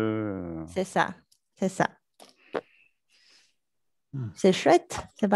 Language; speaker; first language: French; non-native, learner; Chinese